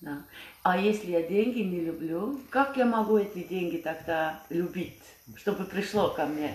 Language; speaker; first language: Russian; non-native, fluent; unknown